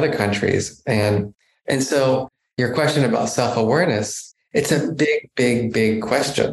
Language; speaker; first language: English; native; English